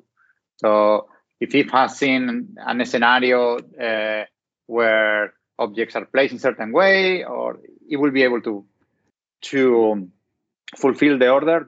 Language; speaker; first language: English; non-native, fluent; Spanish